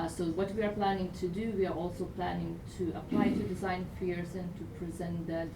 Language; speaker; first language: English; non-native, fluent; Lithuanian